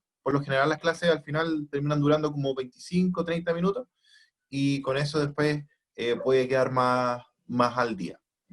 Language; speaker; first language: Spanish; native; Spanish